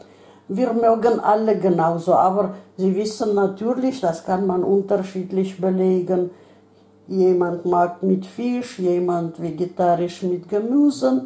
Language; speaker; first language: German; non-native, fluent; Russian